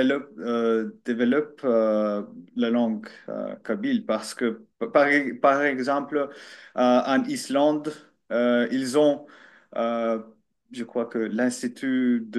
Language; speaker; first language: French; non-native, learner; Finnish